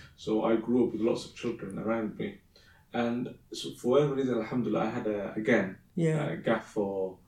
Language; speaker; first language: English; early bilingual, other home language; Somali